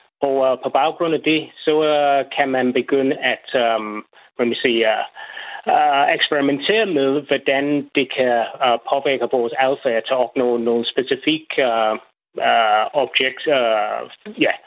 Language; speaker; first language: Danish; non-native, fluent; English